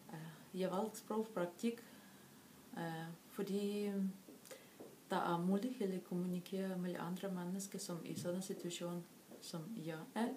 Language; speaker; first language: Danish; non-native, learner; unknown